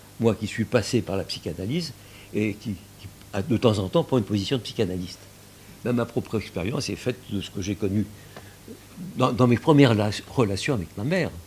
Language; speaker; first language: French; early bilingual, other home language; Yiddish